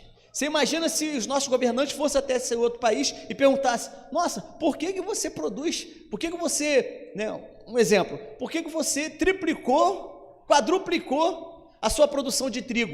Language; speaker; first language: Portuguese; native; Portuguese